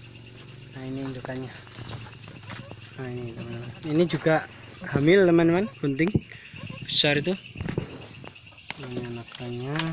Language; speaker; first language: Indonesian; native; Indonesian